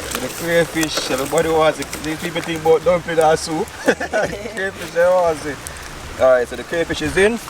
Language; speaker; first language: English; native; English